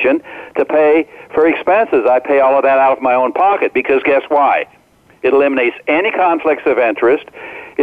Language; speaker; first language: English; native; English